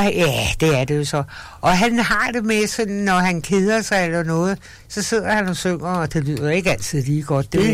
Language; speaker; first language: Danish; native; Danish